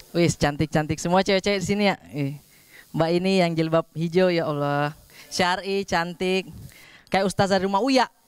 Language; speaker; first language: Indonesian; native; Indonesian